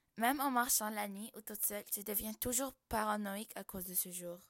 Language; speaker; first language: French; non-native, local second language; Arabic